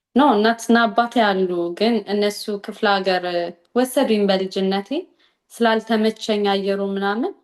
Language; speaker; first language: Amharic; native; Amharic